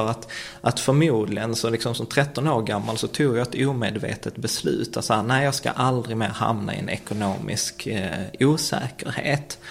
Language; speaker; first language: Swedish; early bilingual, other home language; Czech